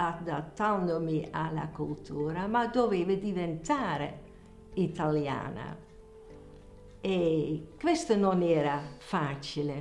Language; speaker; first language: Italian; non-native, fluent; Dutch